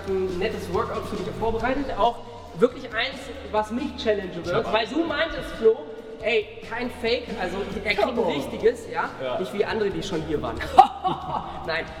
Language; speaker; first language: German; native; German